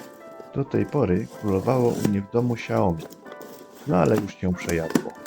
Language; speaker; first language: Polish; native; Polish